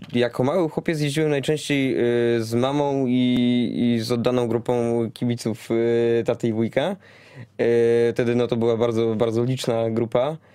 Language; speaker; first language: Polish; native; Polish